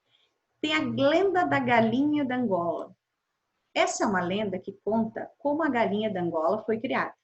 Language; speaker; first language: Portuguese; native; Portuguese